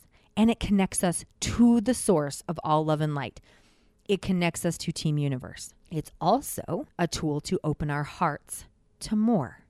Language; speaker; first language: English; native; English